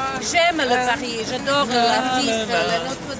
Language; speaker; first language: French; non-native, learner; Serbian